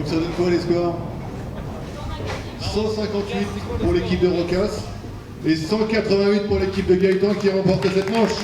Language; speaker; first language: French; native; French